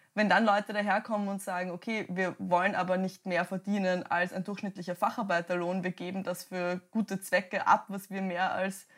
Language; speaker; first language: German; native; German